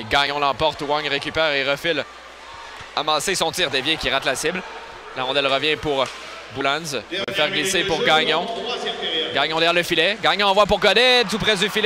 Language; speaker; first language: French; native; French